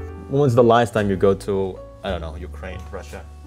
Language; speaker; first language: English; non-native, fluent; Indonesian